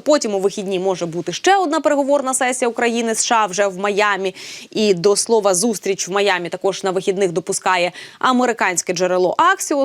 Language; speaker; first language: Ukrainian; native; Ukrainian